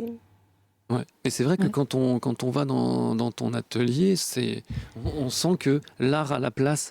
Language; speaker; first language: French; native; French